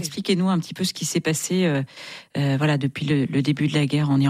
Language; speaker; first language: French; native; French